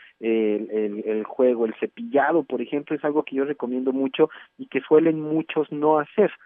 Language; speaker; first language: Spanish; native; Spanish